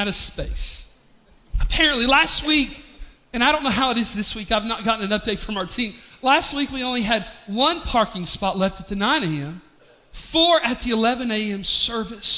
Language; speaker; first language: English; native; English